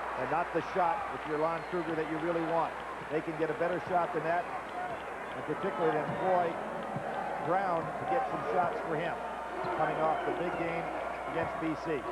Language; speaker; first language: English; native; English